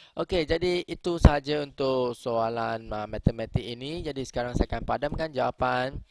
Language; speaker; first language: Malay; native; Malay